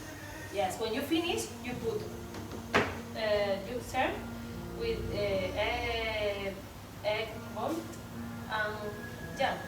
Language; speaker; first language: English; non-native, learner; Spanish